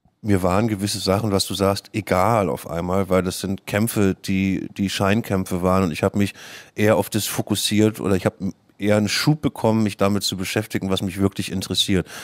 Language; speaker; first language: German; native; German